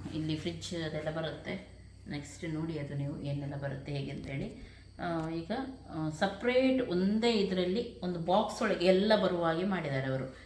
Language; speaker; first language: Kannada; non-native, local second language; Konkani